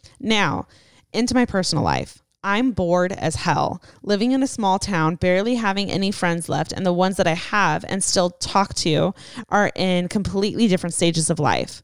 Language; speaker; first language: English; native; English